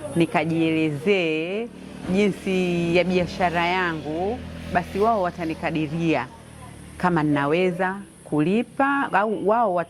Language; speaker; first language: Swahili; native; Swahili